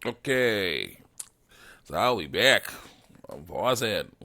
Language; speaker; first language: English; native; English